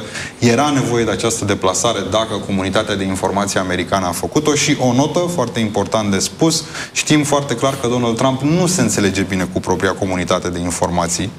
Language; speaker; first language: Romanian; native; Romanian